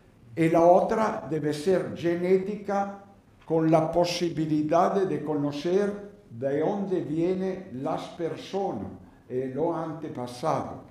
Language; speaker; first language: Spanish; non-native, learner; Italian